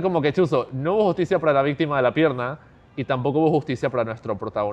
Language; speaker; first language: Spanish; native; Spanish